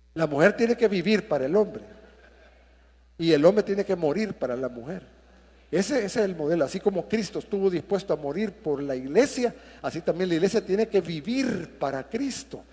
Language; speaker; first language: Spanish; native; Spanish